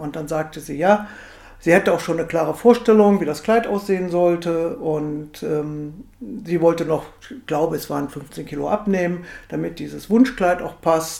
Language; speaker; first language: German; native; German